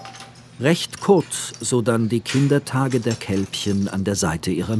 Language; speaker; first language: German; native; German